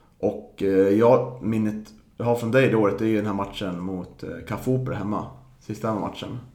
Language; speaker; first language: Swedish; native; Swedish